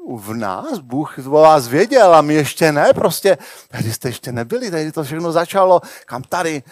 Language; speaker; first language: Czech; native; Czech